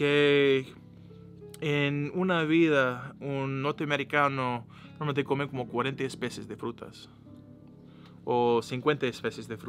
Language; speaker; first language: Spanish; non-native, learner; English